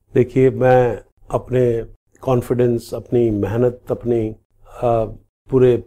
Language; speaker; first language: Hindi; native; Hindi